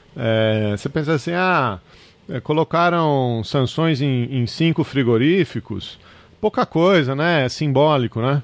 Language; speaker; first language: Portuguese; native; Portuguese